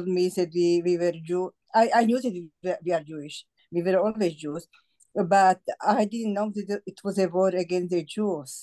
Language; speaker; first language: English; non-native, fluent; Slovak